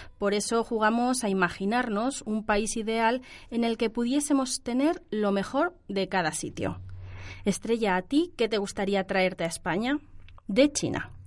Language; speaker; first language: Spanish; native; Spanish